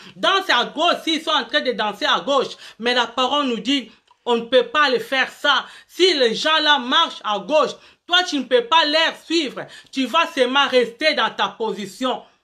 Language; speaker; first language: French; non-native, local second language; Lingala